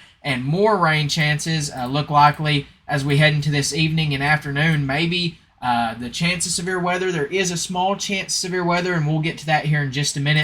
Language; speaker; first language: English; native; English